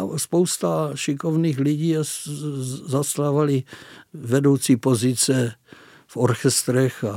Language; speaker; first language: Czech; non-native, local second language; Slovak